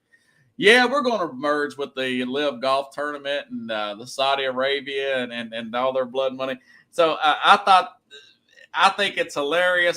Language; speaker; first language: English; native; English